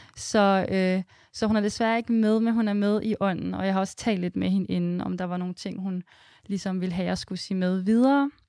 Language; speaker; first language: Danish; native; Danish